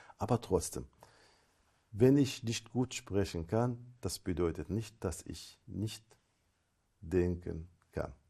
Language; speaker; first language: German; non-native, learner; Arabic